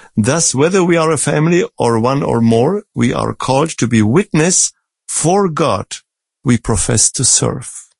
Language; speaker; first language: English; non-native, fluent; Czech